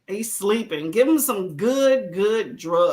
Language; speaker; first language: English; native; English